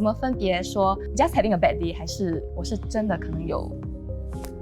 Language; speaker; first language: Chinese; native; Chinese